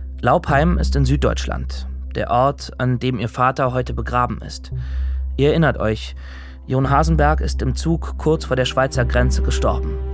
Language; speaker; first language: German; native; German